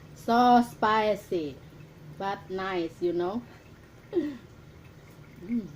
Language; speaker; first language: English; non-native, learner; Indonesian